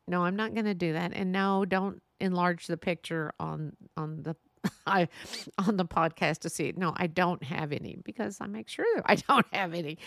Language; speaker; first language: English; native; English